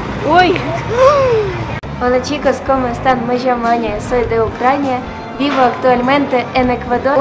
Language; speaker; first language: Spanish; non-native, fluent; Ukrainian